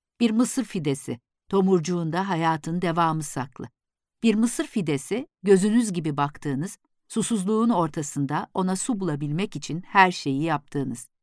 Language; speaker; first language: Turkish; native; Turkish